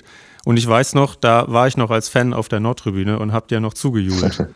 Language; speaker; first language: German; native; German